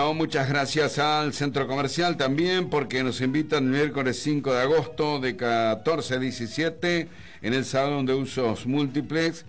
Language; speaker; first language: Spanish; native; Spanish